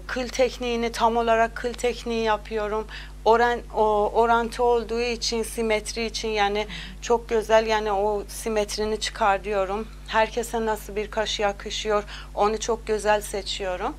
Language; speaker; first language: Turkish; non-native, learner; Azerbaijani